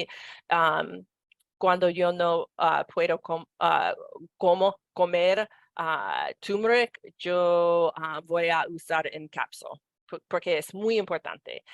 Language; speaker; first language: Spanish; non-native, learner; English